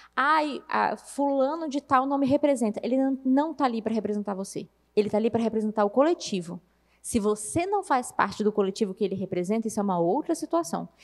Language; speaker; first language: Portuguese; native; Portuguese